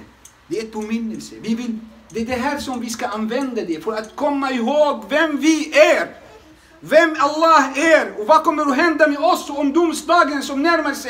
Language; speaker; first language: Swedish; non-native, fluent; Arabic